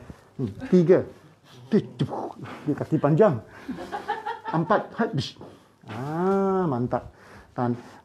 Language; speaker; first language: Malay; non-native, local second language; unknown